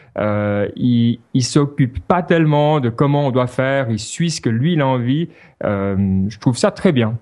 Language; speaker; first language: French; native; French